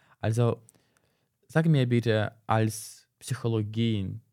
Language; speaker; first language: German; non-native, fluent; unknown